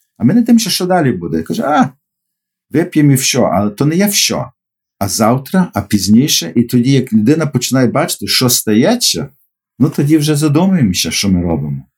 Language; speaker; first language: Ukrainian; early bilingual, heritage; Ukrainian